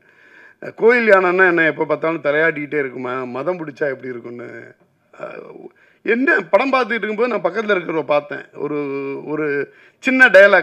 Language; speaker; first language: Tamil; native; Tamil